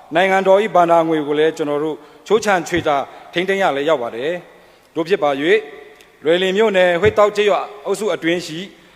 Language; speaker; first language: Burmese; non-native, local second language; Pa'o Karen